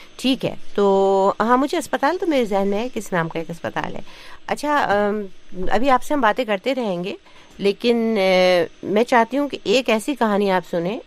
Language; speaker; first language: Urdu; native; Urdu